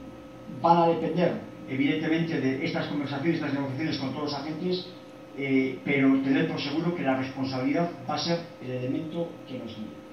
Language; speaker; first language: Spanish; native; Spanish